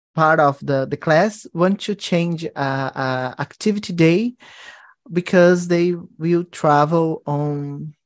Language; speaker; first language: English; non-native, fluent; Portuguese